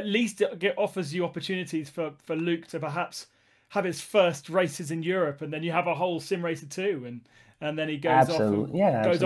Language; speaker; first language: English; native; English